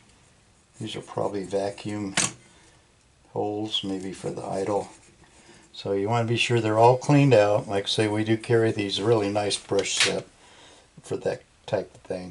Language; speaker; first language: English; native; English